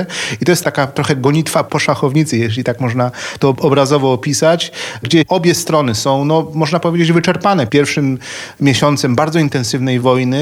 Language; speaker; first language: Polish; native; Polish